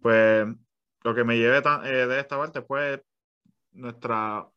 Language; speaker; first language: Spanish; early bilingual, other home language; English